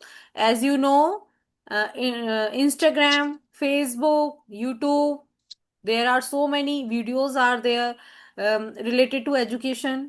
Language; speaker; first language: English; non-native, learner; Hindi